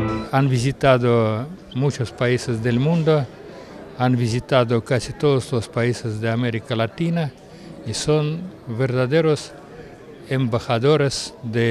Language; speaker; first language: Spanish; non-native, fluent; Russian